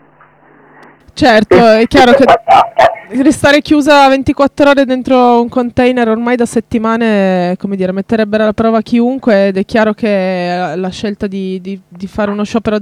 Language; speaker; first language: Italian; native; Italian